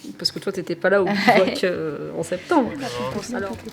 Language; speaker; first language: French; native; French